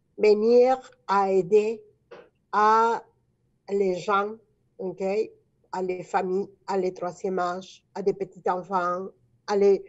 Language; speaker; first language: French; non-native, fluent; Spanish